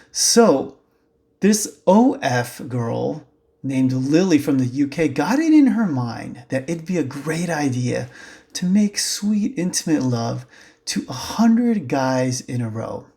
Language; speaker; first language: English; native; English